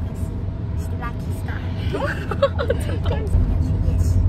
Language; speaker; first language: Chinese; native; Chinese